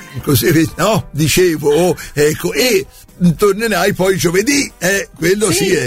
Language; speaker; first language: Italian; native; Italian